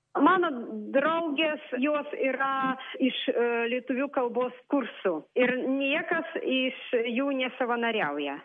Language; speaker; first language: Lithuanian; non-native, learner; Russian